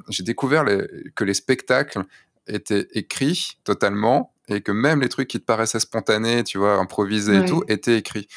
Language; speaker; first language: French; native; French